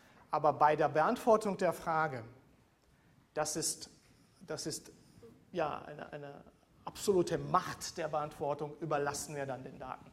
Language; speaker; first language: German; non-native, fluent; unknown